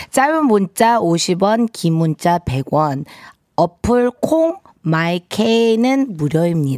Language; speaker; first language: Korean; early bilingual, heritage; Korean